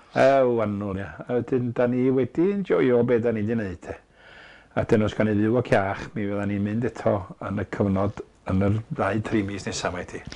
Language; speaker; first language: Welsh; native; Welsh